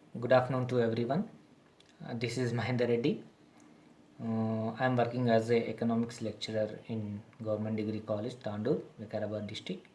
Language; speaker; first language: English; non-native, local second language; Telugu